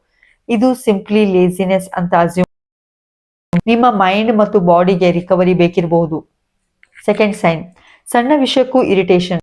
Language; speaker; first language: Kannada; native; Kannada